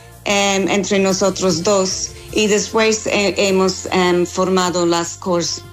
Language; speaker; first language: Spanish; non-native, fluent; English